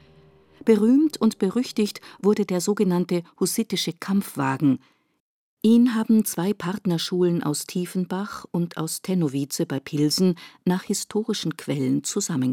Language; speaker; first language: German; native; German